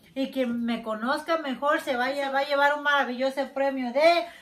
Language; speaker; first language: Spanish; native; Spanish